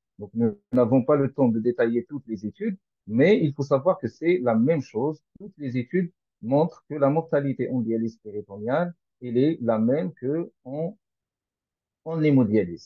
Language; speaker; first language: French; non-native, local second language; Arabic